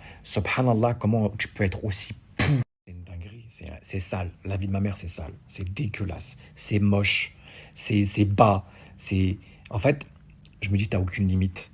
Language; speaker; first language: French; native; French